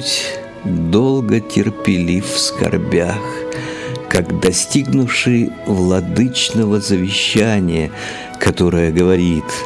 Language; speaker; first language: Russian; native; Russian